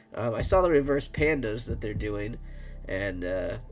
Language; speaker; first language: English; native; English